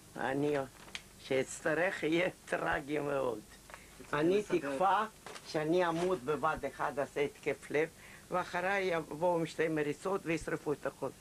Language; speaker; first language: Hebrew; non-native, fluent; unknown